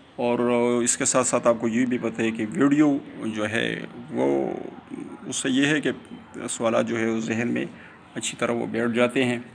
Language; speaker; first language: Urdu; non-native, local second language; Pashto